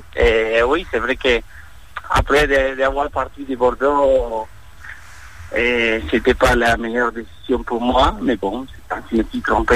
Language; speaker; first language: French; non-native, fluent; Spanish